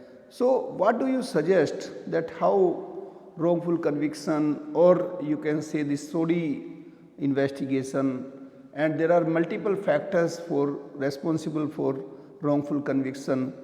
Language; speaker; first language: English; non-native, local second language; Hindi